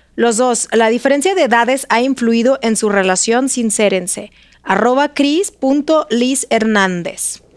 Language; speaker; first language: Spanish; non-native, fluent; Russian